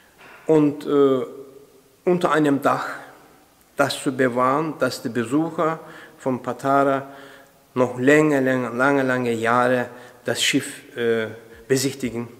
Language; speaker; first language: German; non-native, fluent; Turkish